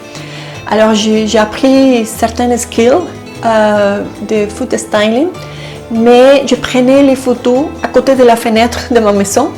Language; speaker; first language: French; non-native, fluent; Spanish